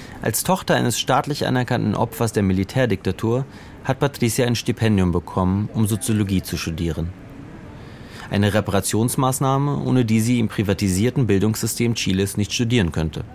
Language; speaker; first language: German; native; German